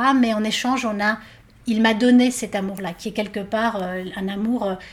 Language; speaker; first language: French; non-native, fluent; Spanish